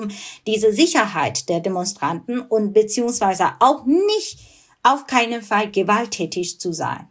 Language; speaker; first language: German; non-native, fluent; Burmese